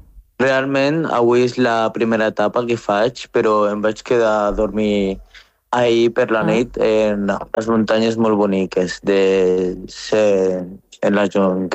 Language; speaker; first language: Catalan; non-native, fluent; Arabic